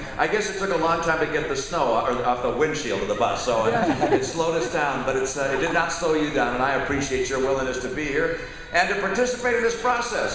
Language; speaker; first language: English; native; English